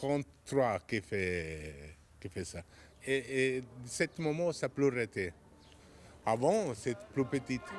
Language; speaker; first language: French; non-native, fluent; Italian